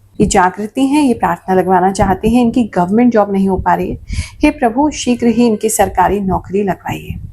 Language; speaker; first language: Hindi; native; Hindi